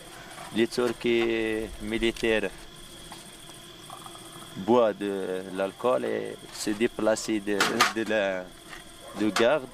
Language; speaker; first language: French; non-native, local second language; Arabic